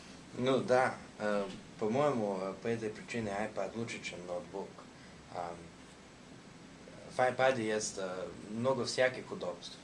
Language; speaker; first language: Russian; non-native, learner; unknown